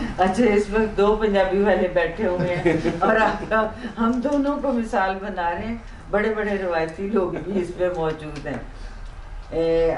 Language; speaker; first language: Urdu; non-native, local second language; Punjabi